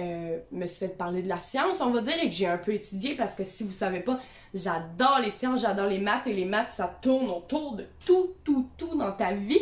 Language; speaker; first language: French; native; French